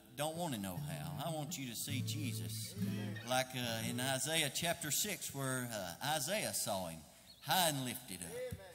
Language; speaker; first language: English; native; English